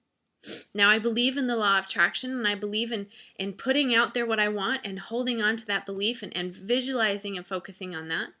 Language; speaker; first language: English; native; English